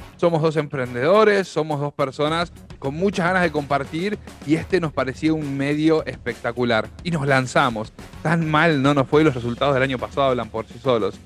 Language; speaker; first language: Spanish; native; Spanish